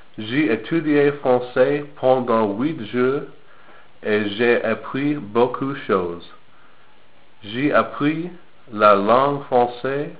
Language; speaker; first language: French; non-native, learner; English